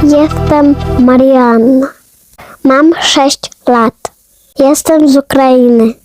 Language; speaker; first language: Polish; early bilingual, other home language; Ukrainian